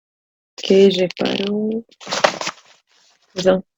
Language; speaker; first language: Spanish; native; Spanish